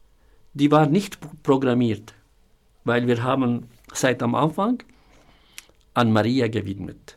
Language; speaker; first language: German; non-native, fluent; Arabic